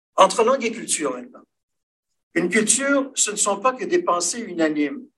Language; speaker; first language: French; native; French